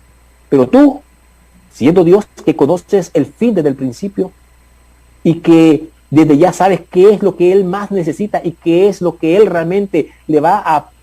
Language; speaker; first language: Spanish; native; Spanish